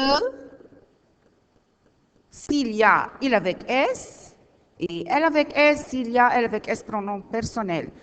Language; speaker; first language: French; non-native, learner; Arabic